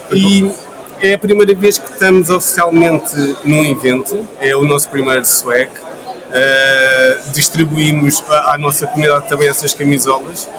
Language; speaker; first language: Portuguese; native; Portuguese